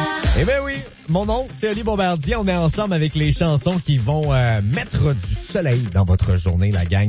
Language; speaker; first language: French; native; French